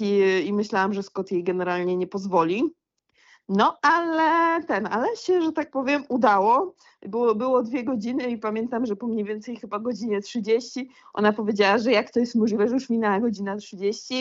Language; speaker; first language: Polish; native; Polish